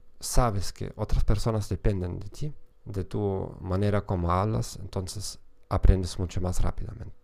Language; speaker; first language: Spanish; non-native, fluent; German